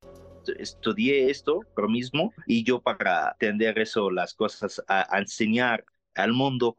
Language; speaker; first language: Spanish; non-native, learner; Arabic